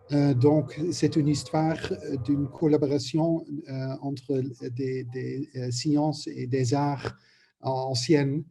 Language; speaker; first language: French; non-native, learner; Dutch